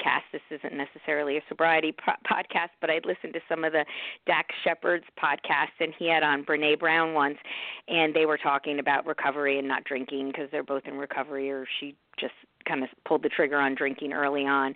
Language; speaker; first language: English; native; English